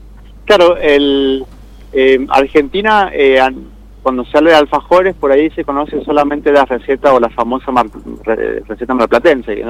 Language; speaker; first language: Spanish; native; Spanish